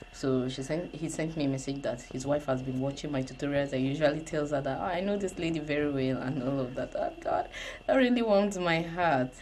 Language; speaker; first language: English; non-native, local second language; Yoruba